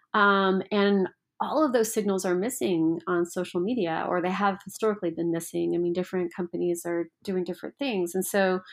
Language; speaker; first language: English; native; English